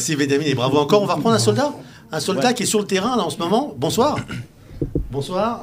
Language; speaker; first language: French; native; French